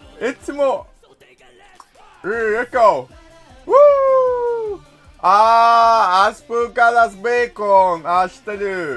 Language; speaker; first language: Japanese; non-native, learner; English